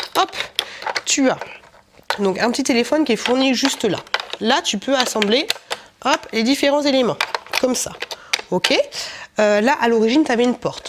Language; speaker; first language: French; native; French